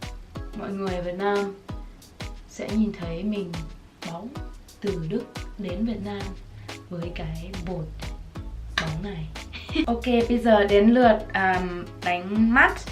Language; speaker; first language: Vietnamese; early bilingual, heritage; Vietnamese